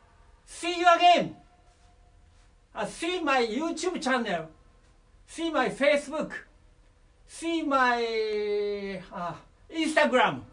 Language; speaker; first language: English; non-native, learner; Japanese